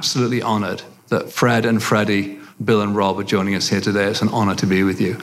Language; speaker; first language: English; native; English